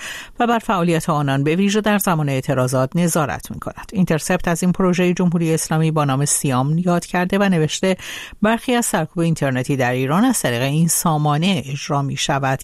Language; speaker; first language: Persian; native; Persian